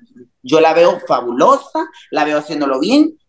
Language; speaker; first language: Spanish; native; Spanish